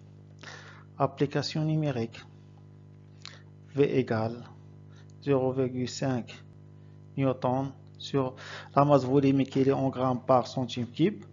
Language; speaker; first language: French; non-native, local second language; Arabic